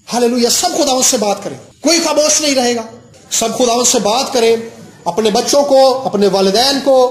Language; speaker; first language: Urdu; non-native, local second language; Punjabi